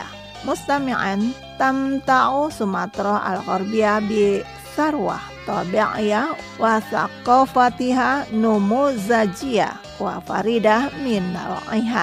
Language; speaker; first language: Arabic; non-native, fluent; Indonesian